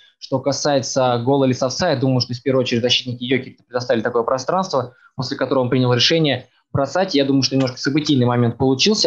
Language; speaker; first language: Russian; native; Russian